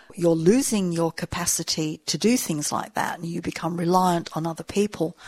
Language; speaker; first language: English; native; English